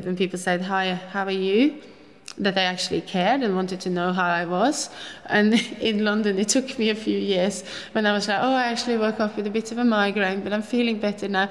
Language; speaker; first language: English; non-native, fluent; Norwegian